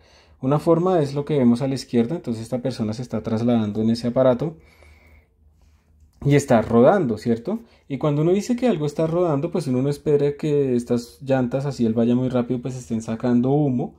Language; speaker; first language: Spanish; native; Spanish